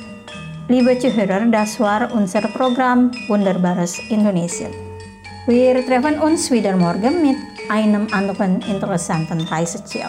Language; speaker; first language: German; non-native, fluent; Indonesian